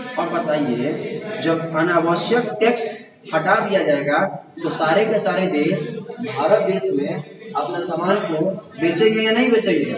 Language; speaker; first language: Hindi; native; Hindi